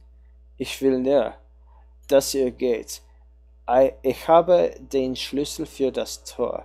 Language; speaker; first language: German; non-native, learner; English